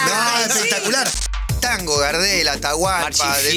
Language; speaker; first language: Spanish; native; Spanish